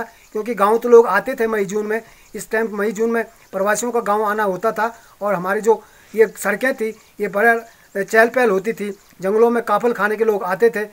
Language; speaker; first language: Hindi; native; Hindi